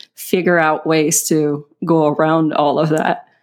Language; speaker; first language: English; non-native, fluent; Portuguese